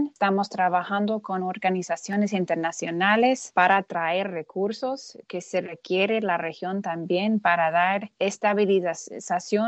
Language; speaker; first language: Spanish; non-native, fluent; English